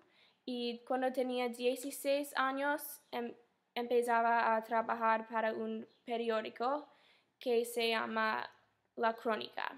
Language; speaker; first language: Spanish; non-native, fluent; English